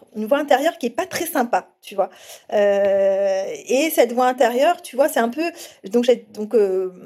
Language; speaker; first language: French; native; French